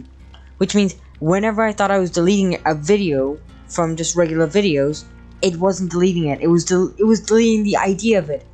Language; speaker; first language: English; native; English